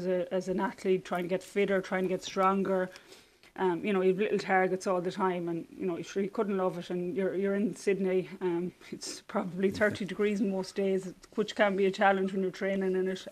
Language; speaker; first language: English; native; English